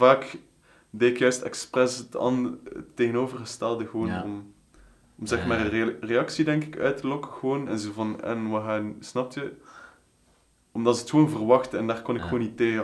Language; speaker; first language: Dutch; native; Dutch